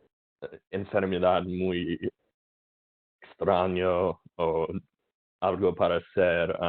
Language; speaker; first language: Spanish; non-native, learner; English